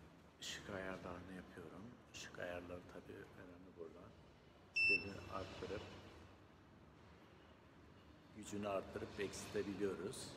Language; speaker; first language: Turkish; native; Turkish